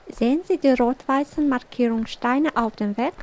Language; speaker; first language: German; non-native, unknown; Russian